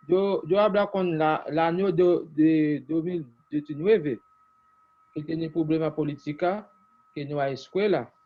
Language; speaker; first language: Spanish; non-native, learner; Haitian Creole